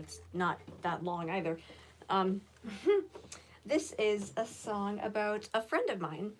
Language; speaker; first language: English; native; English